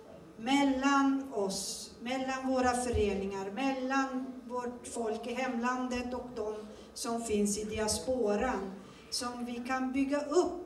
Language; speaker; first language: Swedish; early bilingual, other home language; Turoyo